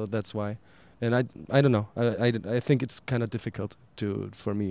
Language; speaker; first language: English; non-native, fluent; German